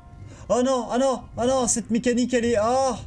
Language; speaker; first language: French; native; French